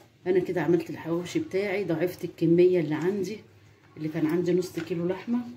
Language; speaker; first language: Arabic; native; Arabic